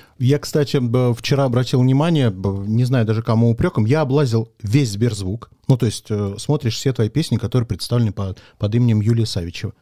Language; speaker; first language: Russian; native; Russian